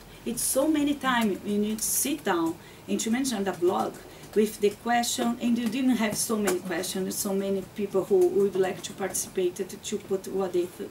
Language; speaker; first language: English; non-native, learner; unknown